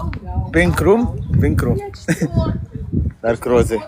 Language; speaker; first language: English; non-native, learner; Arabic